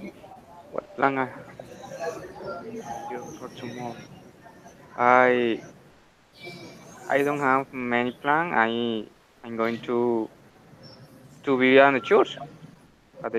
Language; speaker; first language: English; non-native, learner; Spanish